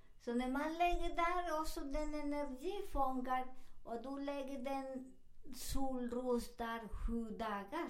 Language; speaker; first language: Swedish; non-native, fluent; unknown